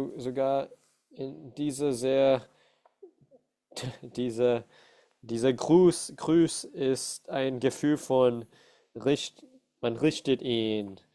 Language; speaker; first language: German; non-native, fluent; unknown